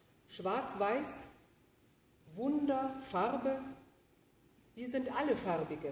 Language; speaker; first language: German; native; German